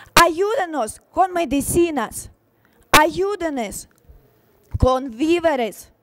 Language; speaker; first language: Spanish; non-native, fluent; Ukrainian